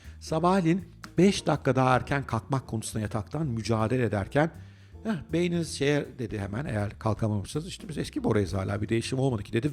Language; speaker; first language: Turkish; native; Turkish